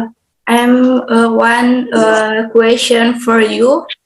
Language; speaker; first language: English; non-native, learner; Indonesian